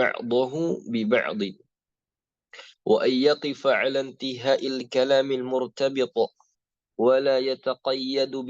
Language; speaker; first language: Arabic; non-native, fluent; Indonesian